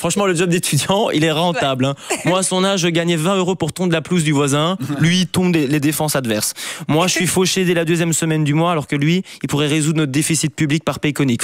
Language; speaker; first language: French; native; French